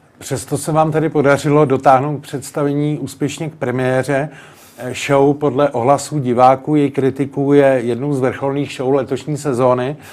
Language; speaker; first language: Czech; native; Czech